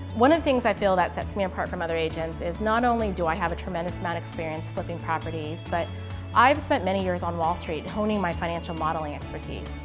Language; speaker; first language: English; native; English